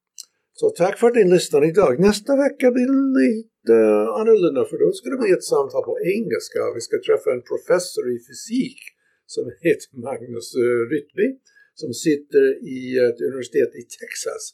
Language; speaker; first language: Swedish; non-native, fluent; English